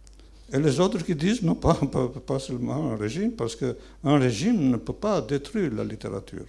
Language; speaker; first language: French; non-native, fluent; Albanian